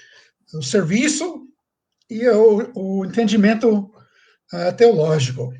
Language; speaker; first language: Portuguese; non-native, fluent; English